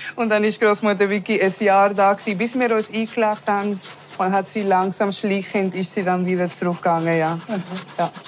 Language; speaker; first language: German; early bilingual, other home language; Spanish